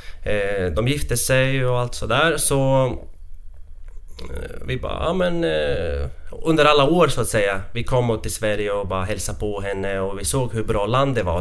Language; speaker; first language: Swedish; non-native, fluent; Latvian